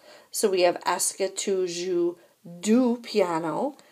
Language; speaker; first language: French; non-native, fluent; English